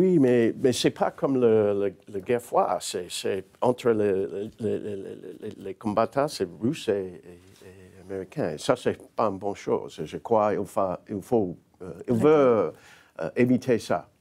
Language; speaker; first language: French; non-native, learner; English